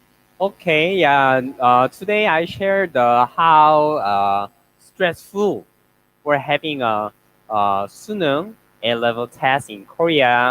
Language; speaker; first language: English; non-native, learner; Korean